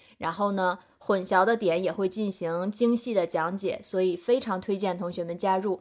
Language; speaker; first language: Chinese; native; Chinese